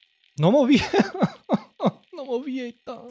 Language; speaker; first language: Korean; non-native, fluent; German